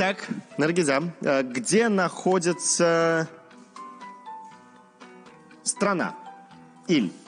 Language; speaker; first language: Russian; native; Russian